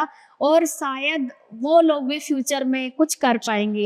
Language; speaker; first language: Hindi; native; Hindi